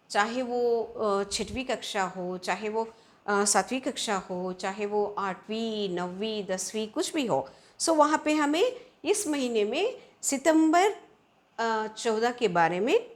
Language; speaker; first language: Hindi; non-native, local second language; Telugu